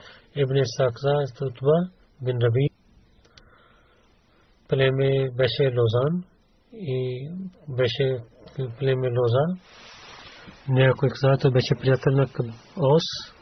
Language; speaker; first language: Bulgarian; non-native, learner; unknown